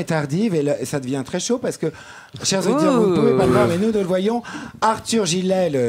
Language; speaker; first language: French; native; French